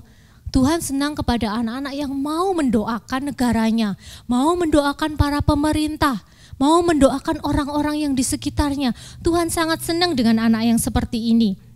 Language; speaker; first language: Indonesian; native; Indonesian